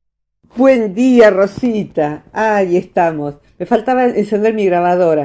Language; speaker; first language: Spanish; native; Spanish